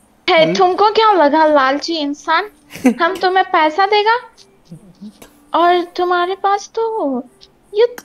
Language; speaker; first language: Hindi; non-native, learner; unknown